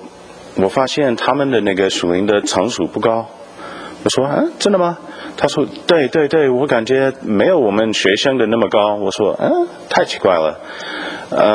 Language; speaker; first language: Chinese; non-native, fluent; English